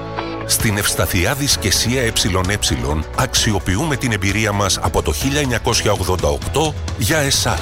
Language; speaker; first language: Greek; native; Greek